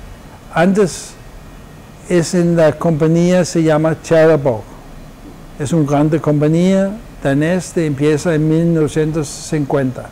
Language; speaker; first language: Spanish; non-native, fluent; Danish